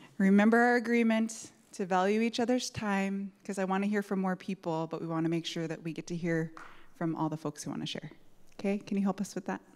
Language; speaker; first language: English; native; English